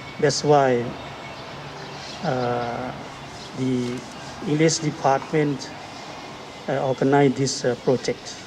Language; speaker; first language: English; non-native, learner; Thai